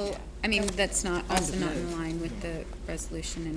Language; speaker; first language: English; native; English